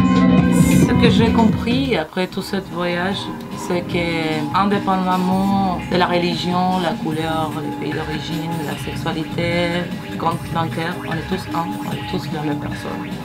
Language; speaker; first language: French; non-native, fluent; Spanish